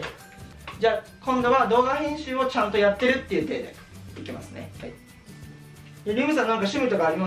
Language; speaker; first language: Japanese; native; Japanese